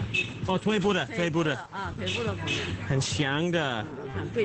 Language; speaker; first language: Chinese; non-native, fluent; English